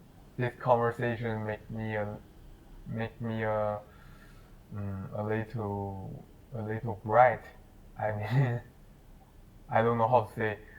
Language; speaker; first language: English; non-native, learner; Chinese